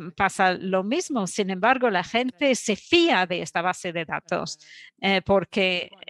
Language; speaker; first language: Spanish; non-native, fluent; Dutch